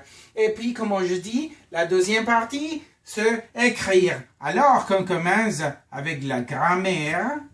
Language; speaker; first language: French; non-native, fluent; Spanish